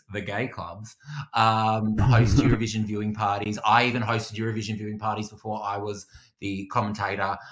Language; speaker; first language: English; native; English